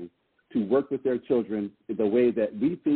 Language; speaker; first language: English; native; English